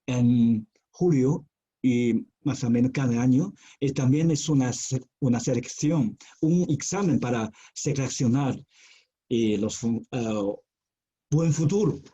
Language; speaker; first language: Spanish; non-native, fluent; Chinese